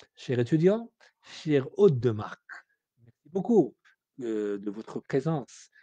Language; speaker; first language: French; non-native, local second language; Arabic